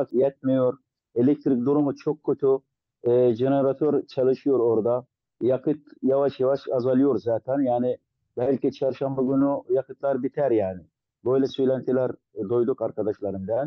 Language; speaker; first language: Turkish; non-native, local second language; Arabic